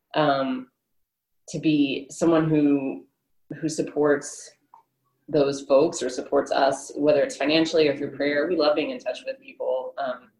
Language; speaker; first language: English; native; English